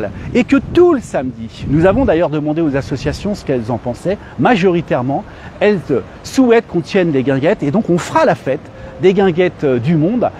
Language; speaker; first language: French; native; French